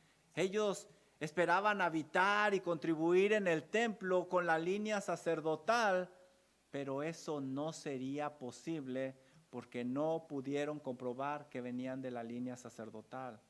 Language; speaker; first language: Spanish; native; Spanish